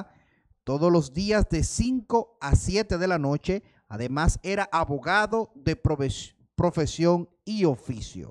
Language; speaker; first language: Spanish; native; Spanish